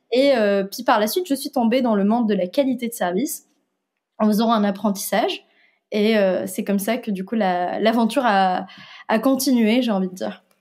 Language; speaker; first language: French; non-native, local second language; Arabic